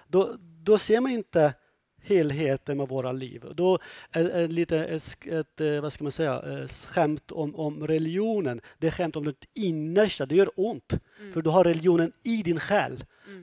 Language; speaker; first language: Swedish; non-native, fluent; Kurdish